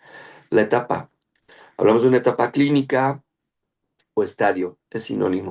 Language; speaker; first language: Spanish; native; Spanish